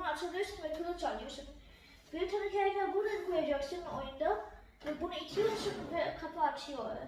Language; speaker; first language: Turkish; early bilingual, heritage; Turkish